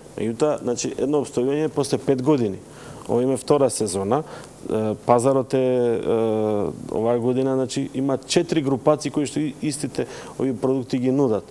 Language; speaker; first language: Macedonian; native; Macedonian